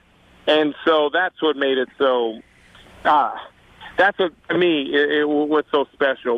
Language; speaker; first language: English; native; English